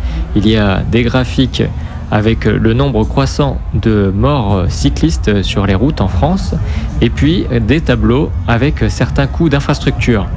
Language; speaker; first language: French; native; French